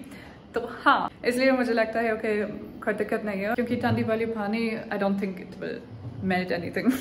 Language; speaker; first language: Hindi; non-native, learner; German